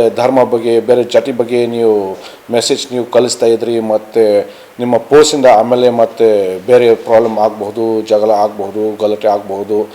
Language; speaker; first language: Kannada; non-native, fluent; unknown